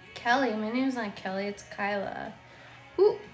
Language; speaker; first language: English; native; English